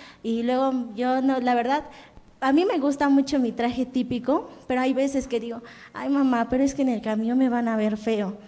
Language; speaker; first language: Spanish; non-native, local second language; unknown